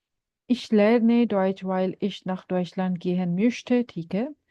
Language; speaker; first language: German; non-native, fluent; Urdu